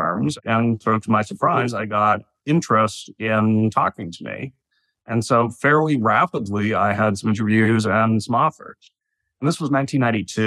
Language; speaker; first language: English; native; English